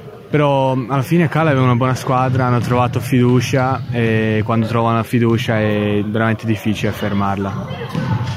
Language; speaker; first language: Italian; non-native, fluent; Estonian